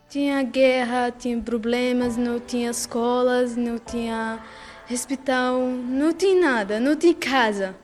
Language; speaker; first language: Portuguese; non-native, learner; Arabic